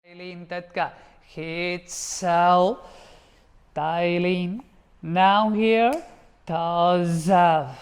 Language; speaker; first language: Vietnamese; non-native, learner; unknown